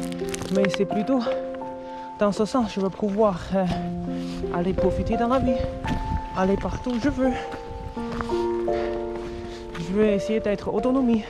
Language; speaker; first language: French; non-native, fluent; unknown